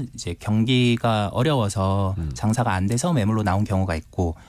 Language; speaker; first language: Korean; native; Korean